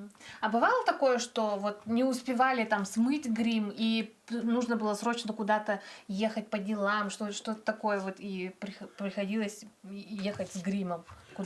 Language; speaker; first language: Russian; native; Russian